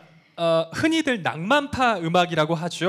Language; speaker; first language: Korean; native; Korean